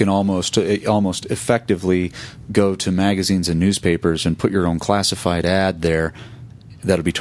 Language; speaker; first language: English; native; English